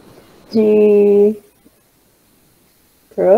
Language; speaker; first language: Chinese; non-native, learner; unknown